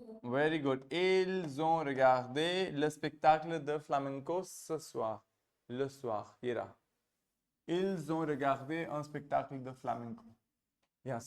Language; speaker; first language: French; non-native, fluent; Hindi